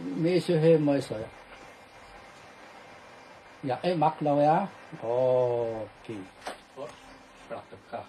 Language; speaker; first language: Dutch; non-native, learner; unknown